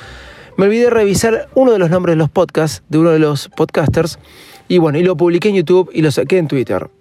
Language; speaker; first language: Spanish; native; Spanish